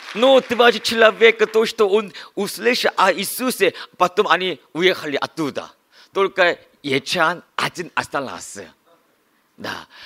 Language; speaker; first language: Russian; non-native, learner; Korean